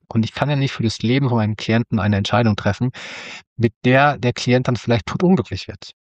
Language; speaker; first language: German; native; German